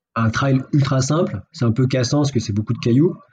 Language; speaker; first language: French; native; French